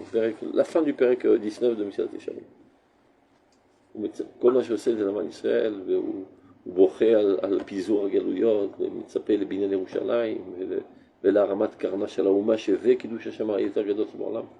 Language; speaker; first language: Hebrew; non-native, fluent; French